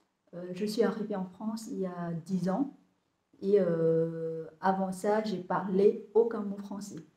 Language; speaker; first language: French; non-native, fluent; Vietnamese